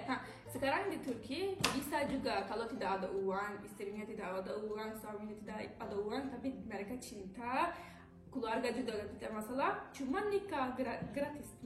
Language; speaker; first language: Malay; non-native, learner; Turkish